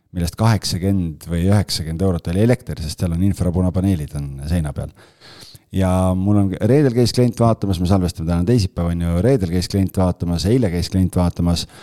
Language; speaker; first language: Estonian; native; Estonian